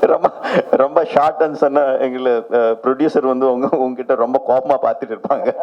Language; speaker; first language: Tamil; non-native, local second language; Telugu